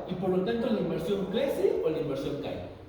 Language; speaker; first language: Spanish; native; Spanish